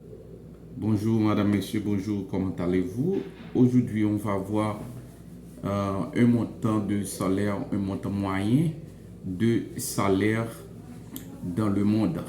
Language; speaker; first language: French; non-native, local second language; Haitian Creole